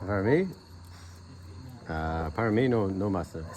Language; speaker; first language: Spanish; non-native, learner; English